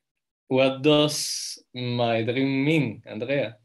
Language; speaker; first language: English; non-native, learner; Spanish